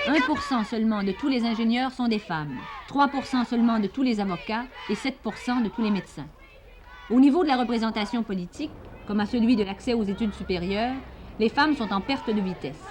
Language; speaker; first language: French; native; French